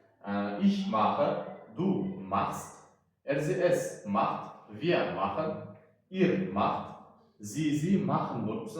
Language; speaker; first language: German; non-native, fluent; Uzbek